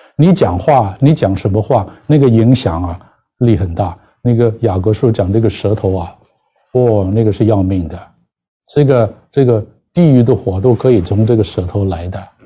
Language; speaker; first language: Chinese; non-native, local second language; Cantonese